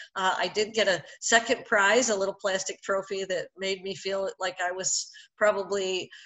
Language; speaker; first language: English; native; English